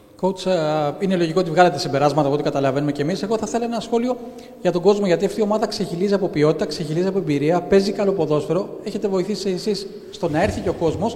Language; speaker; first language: Greek; native; Greek